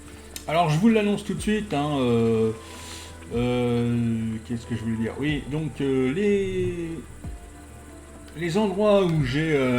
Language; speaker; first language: French; native; French